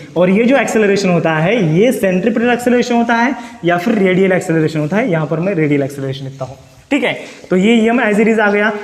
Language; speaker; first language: Hindi; non-native, local second language; Marathi